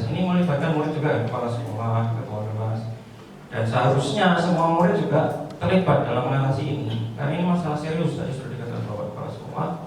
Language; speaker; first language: Indonesian; native; Indonesian